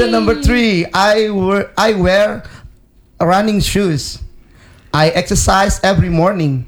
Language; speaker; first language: English; non-native, learner; Indonesian